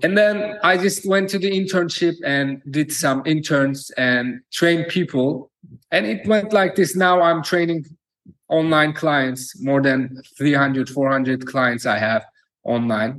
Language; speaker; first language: English; non-native, fluent; Turkish